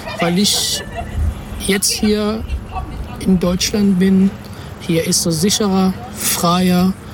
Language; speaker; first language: German; non-native, fluent; Azerbaijani